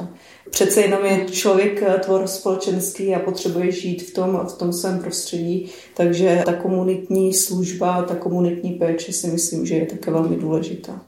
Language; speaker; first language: Czech; native; Czech